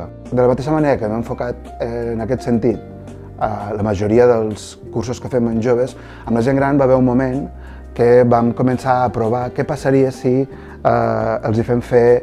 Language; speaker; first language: Catalan; native; Catalan